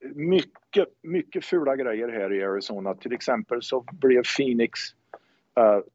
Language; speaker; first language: Swedish; native; Swedish